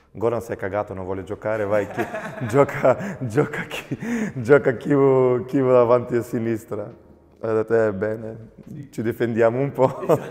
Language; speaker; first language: Italian; non-native, fluent; Macedonian